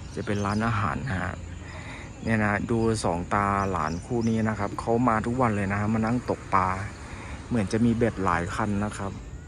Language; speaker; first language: Thai; native; Thai